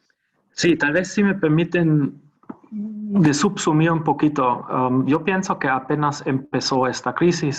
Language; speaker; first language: Spanish; non-native, fluent; German